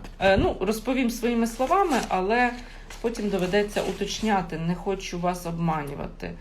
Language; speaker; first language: Ukrainian; non-native, local second language; Russian